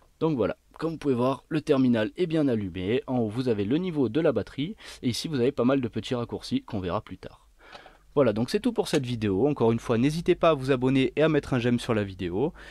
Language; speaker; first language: French; native; French